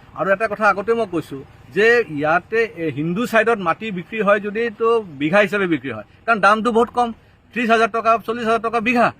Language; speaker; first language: Assamese; non-native, local second language; Bangla